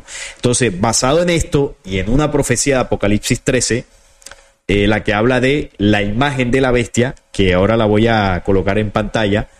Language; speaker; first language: Spanish; native; Spanish